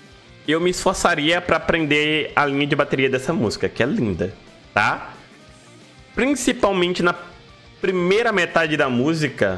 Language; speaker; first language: Portuguese; native; Portuguese